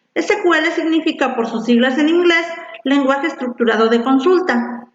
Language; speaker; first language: Spanish; native; Spanish